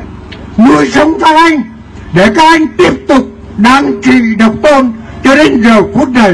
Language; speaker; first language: Vietnamese; native; Vietnamese